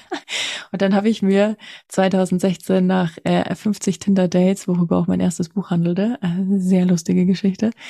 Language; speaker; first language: German; native; German